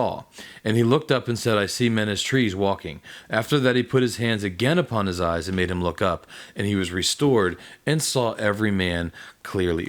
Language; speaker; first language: English; native; English